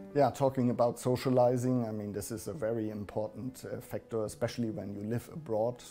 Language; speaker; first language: English; non-native, fluent; German